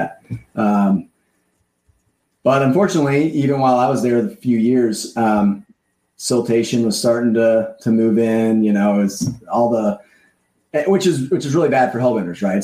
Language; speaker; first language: English; native; English